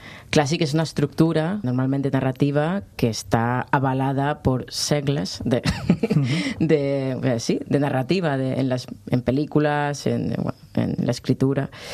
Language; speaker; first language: Catalan; non-native, local second language; Spanish